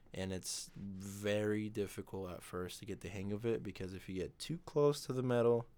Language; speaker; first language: English; non-native, fluent; Spanish